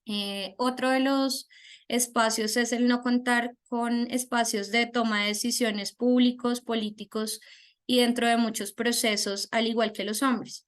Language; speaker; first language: Spanish; native; Spanish